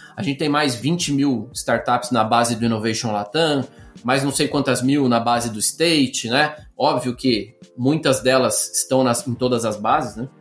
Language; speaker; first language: Portuguese; native; Portuguese